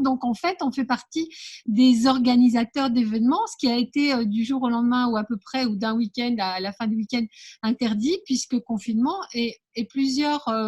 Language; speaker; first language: French; native; French